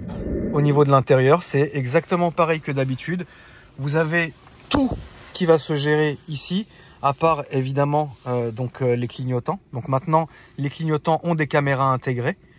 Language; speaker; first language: French; native; French